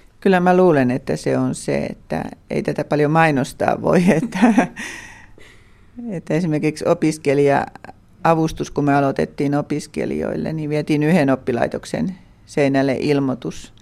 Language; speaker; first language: Finnish; native; Finnish